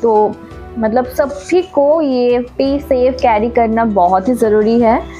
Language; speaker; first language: Hindi; non-native, local second language; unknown